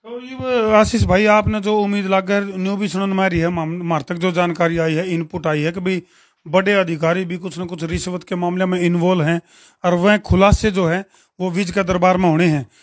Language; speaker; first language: Hindi; native; Hindi